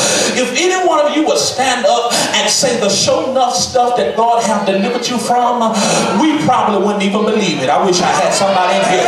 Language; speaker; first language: English; native; English